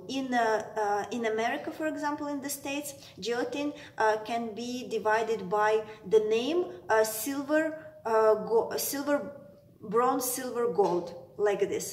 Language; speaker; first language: English; non-native, fluent; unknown